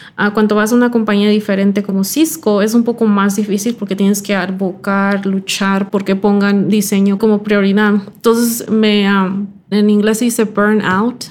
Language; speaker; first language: Spanish; early bilingual, heritage; Spanish